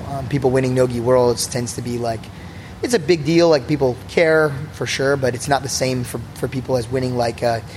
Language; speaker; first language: English; native; English